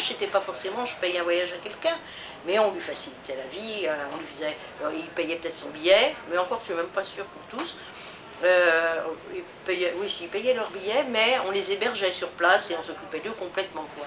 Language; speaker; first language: French; native; French